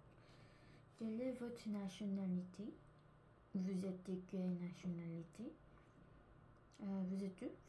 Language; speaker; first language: French; non-native, learner; Korean